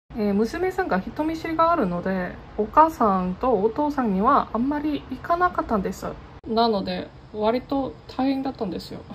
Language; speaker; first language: Japanese; non-native, fluent; Korean